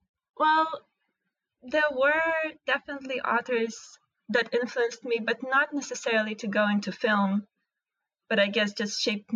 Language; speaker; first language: English; non-native, fluent; Russian